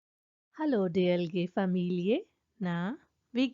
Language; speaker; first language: German; non-native, fluent; Hindi